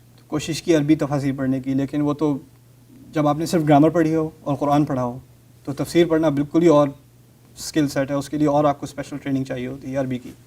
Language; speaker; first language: Urdu; early bilingual, heritage; Urdu